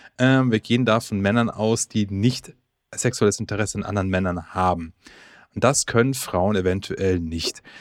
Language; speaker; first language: German; early bilingual, other home language; Croatian